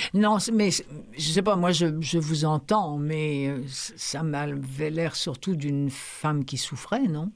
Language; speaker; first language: French; native; French